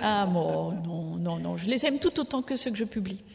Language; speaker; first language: French; native; French